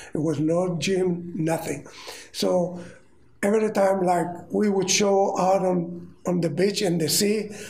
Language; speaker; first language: English; non-native, fluent; Greek